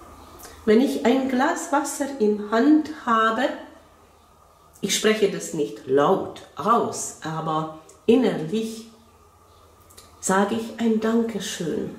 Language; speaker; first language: German; non-native, fluent; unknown